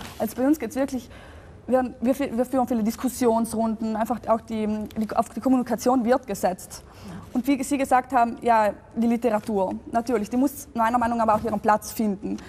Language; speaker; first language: German; native; German